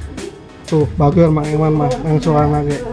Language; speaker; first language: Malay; non-native, local second language; Sundanese